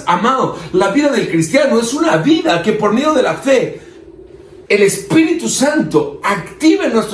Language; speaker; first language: Spanish; native; Spanish